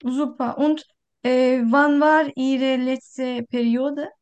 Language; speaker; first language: German; non-native, learner; Turkish